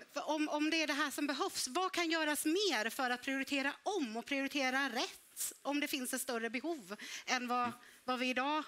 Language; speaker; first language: Swedish; native; Swedish